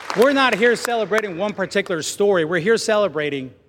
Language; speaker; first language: English; non-native, fluent; Spanish